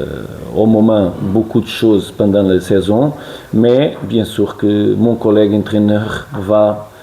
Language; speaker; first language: French; non-native, fluent; Portuguese